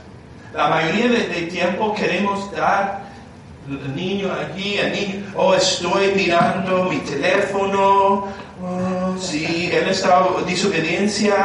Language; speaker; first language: Spanish; non-native, learner; English